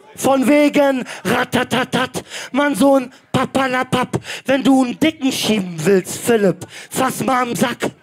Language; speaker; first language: German; early bilingual, other home language; Greek